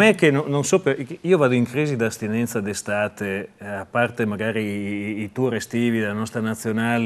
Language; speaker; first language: Italian; native; Italian